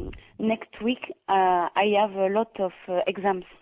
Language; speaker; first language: English; non-native, learner; French